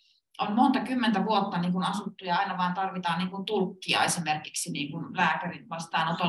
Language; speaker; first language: Finnish; native; Finnish